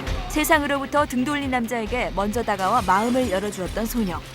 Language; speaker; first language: Korean; native; Korean